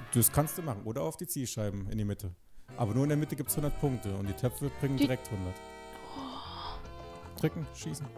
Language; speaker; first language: German; native; German